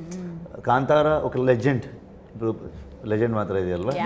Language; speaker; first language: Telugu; non-native, learner; Kannada